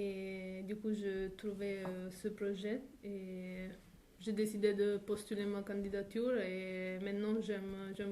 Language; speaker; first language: French; non-native, fluent; Italian